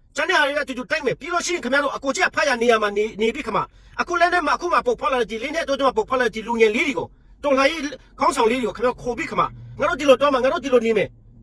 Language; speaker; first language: Burmese; non-native, local second language; Hakha Chin